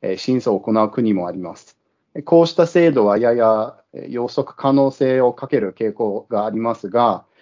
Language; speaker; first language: Japanese; non-native, fluent; English